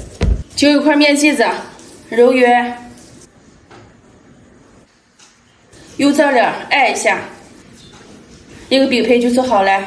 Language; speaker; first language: Chinese; native; Chinese